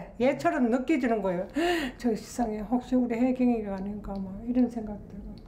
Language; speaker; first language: Korean; native; Korean